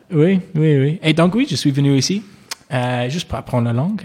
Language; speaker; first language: French; non-native, learner; English